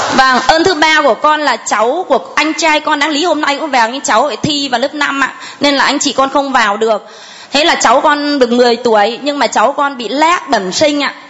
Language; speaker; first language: Vietnamese; native; Vietnamese